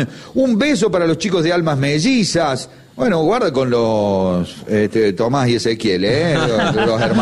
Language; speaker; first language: Spanish; native; Spanish